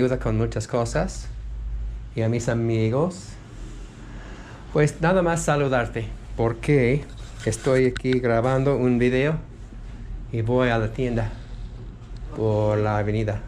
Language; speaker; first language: Spanish; non-native, learner; English